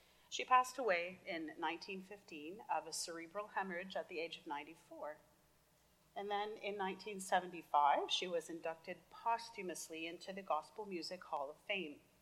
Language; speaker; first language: English; native; English